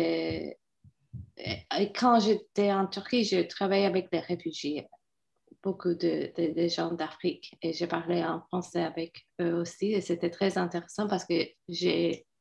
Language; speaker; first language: French; non-native, fluent; Turkish